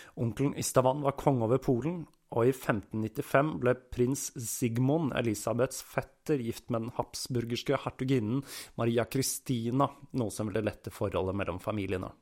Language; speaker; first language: Norwegian; native; Norwegian